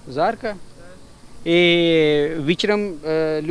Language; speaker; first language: Russian; non-native, learner; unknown